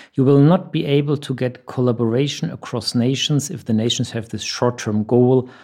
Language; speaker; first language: English; non-native, fluent; German